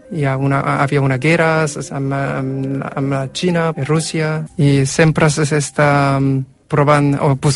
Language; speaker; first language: Catalan; non-native, learner; Korean